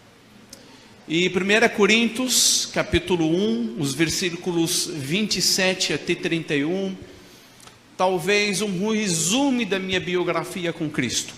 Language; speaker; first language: Portuguese; non-native, fluent; Arabic